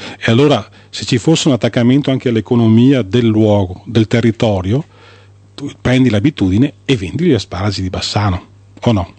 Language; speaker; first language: Italian; native; Italian